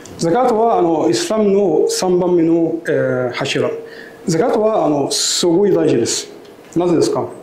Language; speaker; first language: Japanese; non-native, learner; Arabic